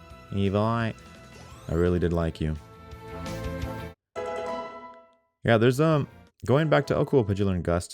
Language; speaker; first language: English; native; English